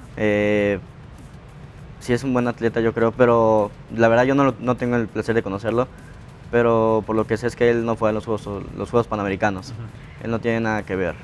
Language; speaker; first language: Spanish; native; Spanish